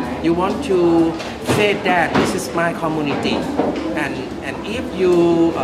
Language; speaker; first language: English; non-native, learner; Thai